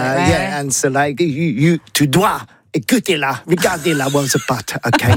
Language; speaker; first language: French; non-native, learner; English